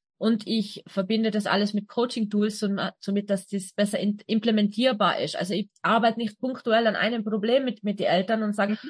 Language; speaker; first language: German; native; German